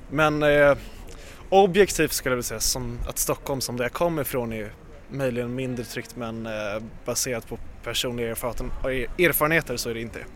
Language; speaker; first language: Swedish; native; Swedish